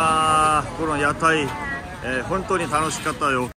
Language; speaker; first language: Japanese; non-native, fluent; Korean